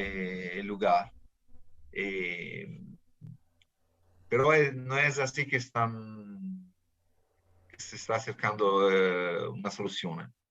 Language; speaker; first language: Spanish; non-native, fluent; Italian